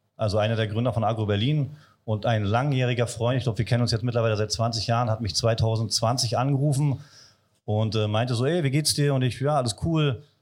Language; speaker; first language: German; native; German